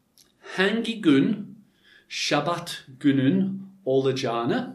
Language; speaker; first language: Turkish; non-native, fluent; English